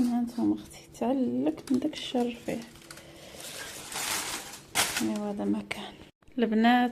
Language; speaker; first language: Arabic; native; Arabic